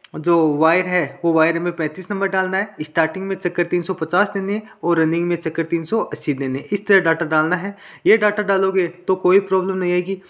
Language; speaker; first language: Hindi; native; Hindi